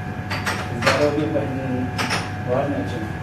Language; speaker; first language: Russian; non-native, learner; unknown